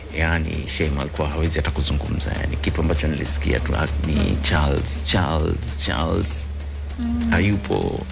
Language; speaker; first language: Swahili; native; Swahili